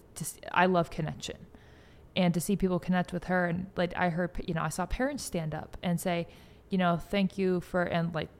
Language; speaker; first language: English; native; English